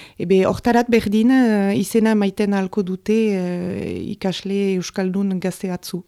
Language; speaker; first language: Basque; native; Basque